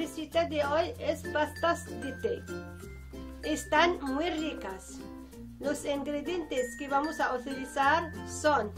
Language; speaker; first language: Spanish; non-native, fluent; Arabic